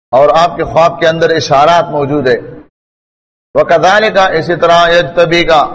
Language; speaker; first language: Urdu; non-native, local second language; Pashto